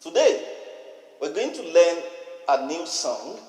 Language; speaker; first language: English; non-native, local second language; Yoruba